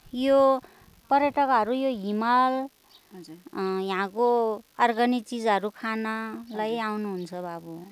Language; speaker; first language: Nepali; non-native, local second language; Gurung